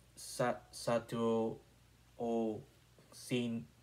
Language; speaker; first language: Spanish; non-native, learner; English